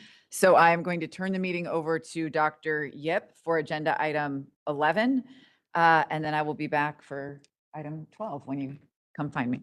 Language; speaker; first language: English; native; English